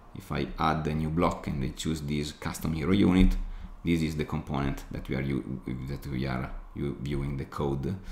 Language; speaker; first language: English; non-native, fluent; Italian